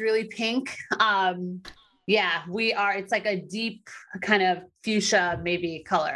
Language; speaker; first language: English; native; English